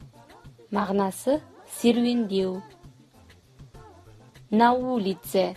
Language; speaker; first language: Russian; non-native, fluent; Kazakh